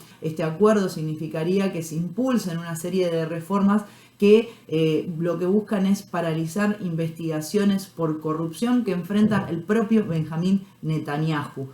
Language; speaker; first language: Spanish; native; Spanish